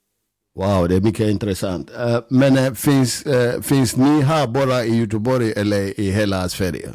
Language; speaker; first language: Swedish; non-native, fluent; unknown